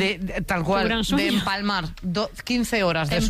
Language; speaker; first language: Spanish; native; Spanish